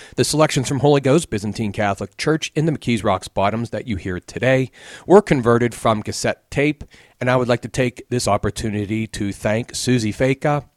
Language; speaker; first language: English; native; English